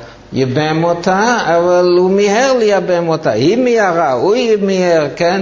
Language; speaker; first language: Hebrew; non-native, fluent; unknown